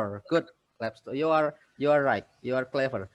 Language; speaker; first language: English; non-native, fluent; Indonesian